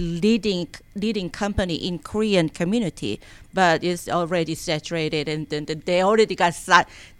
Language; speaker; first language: English; non-native, learner; Korean